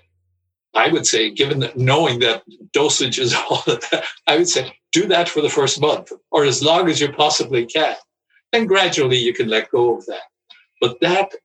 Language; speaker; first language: English; native; English